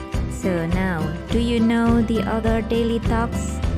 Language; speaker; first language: English; non-native, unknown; Indonesian